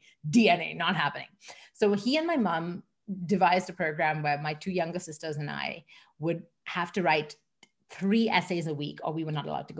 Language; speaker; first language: English; non-native, local second language; Hindi